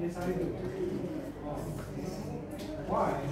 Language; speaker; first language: English; non-native, fluent; Indonesian